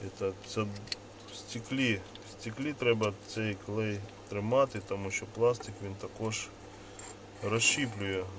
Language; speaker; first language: Ukrainian; non-native, local second language; Russian